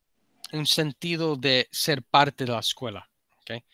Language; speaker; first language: Spanish; early bilingual, heritage; Spanish